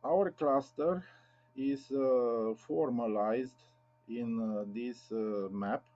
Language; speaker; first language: English; non-native, learner; Romanian